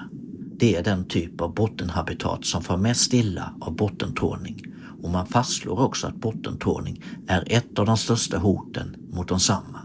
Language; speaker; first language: Swedish; native; Swedish